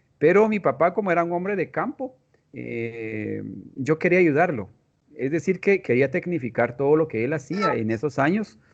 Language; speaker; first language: Spanish; non-native, local second language; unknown